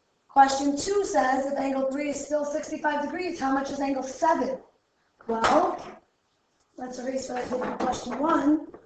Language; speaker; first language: English; native; English